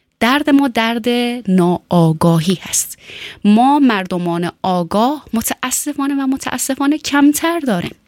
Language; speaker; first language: Persian; early bilingual, heritage; Persian